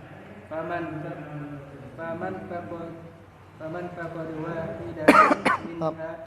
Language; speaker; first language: Arabic; non-native, learner; Indonesian